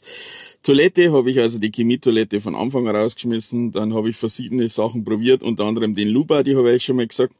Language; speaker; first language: German; native; German